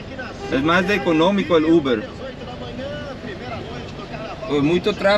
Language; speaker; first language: Spanish; non-native, learner; English